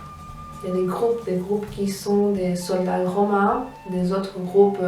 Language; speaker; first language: French; non-native, fluent; Spanish